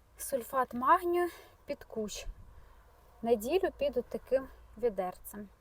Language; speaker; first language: Ukrainian; non-native, local second language; Russian